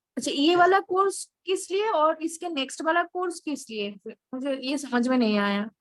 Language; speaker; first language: Hindi; non-native, local second language; Bangla